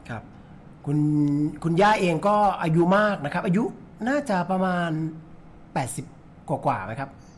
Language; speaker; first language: Thai; native; Thai